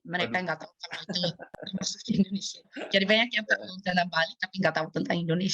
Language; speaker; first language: Indonesian; non-native, fluent; Swedish